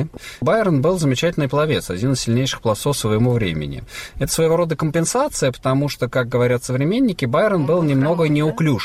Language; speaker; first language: Russian; native; Russian